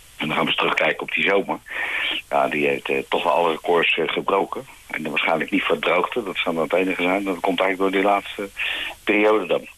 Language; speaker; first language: Dutch; native; Dutch